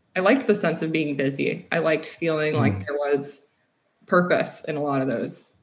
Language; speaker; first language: English; native; English